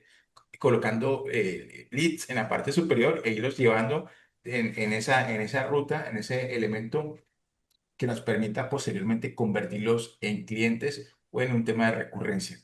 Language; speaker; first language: Spanish; native; Spanish